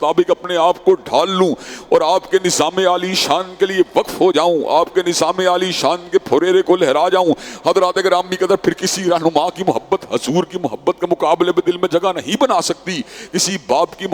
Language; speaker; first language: Urdu; native; Urdu